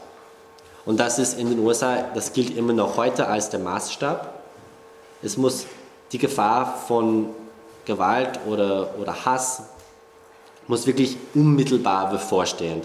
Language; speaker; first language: German; non-native, fluent; English